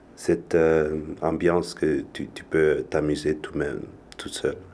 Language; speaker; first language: French; non-native, local second language; Kinyarwanda